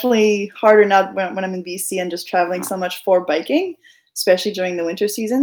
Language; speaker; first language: English; non-native, fluent; French